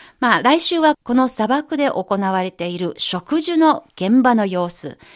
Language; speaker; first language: Japanese; non-native, fluent; Chinese